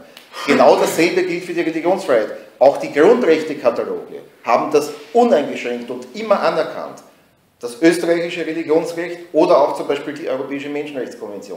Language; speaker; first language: German; native; German